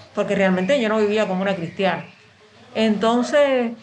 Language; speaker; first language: Spanish; native; Spanish